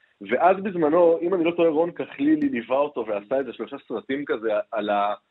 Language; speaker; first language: Hebrew; native; Hebrew